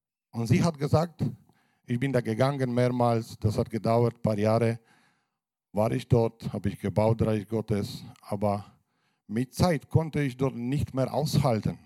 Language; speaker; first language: German; non-native, fluent; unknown